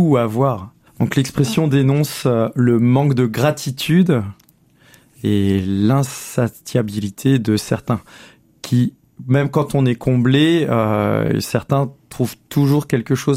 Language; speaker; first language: French; native; French